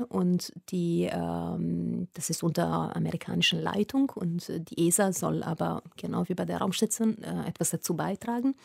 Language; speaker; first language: German; non-native, fluent; Italian